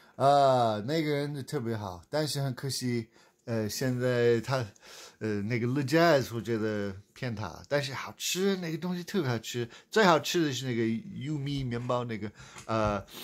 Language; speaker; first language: Chinese; non-native, fluent; English